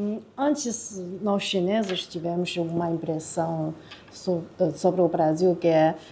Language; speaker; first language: Portuguese; non-native, fluent; Chinese